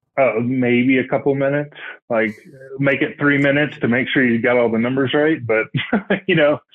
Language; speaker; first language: English; native; English